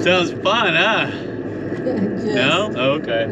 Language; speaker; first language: English; native; English